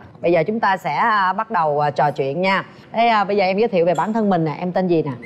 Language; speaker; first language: Vietnamese; native; Vietnamese